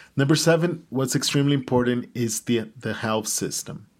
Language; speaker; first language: English; non-native, fluent; Portuguese